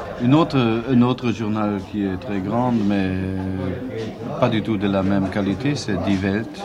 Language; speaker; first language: French; non-native, fluent; German